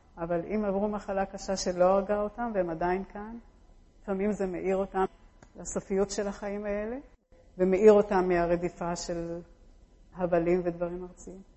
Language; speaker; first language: Hebrew; early bilingual, other home language; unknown